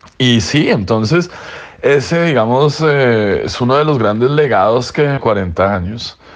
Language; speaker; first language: Spanish; native; Spanish